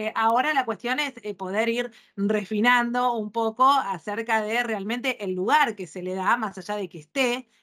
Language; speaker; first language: Spanish; native; Spanish